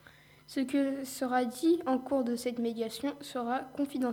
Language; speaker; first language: French; native; French